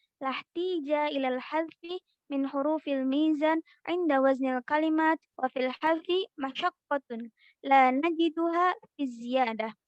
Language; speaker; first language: Arabic; non-native, learner; Indonesian